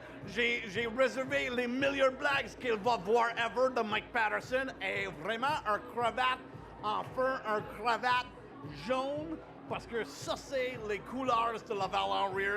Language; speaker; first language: French; non-native, local second language; English